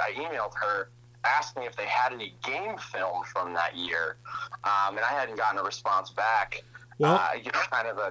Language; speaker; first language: English; native; English